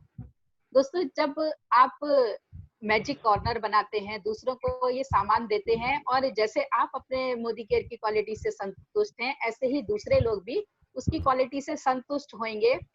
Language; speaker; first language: Hindi; native; Hindi